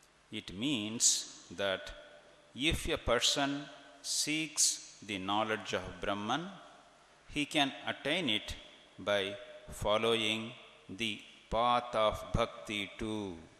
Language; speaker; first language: English; non-native, local second language; Tamil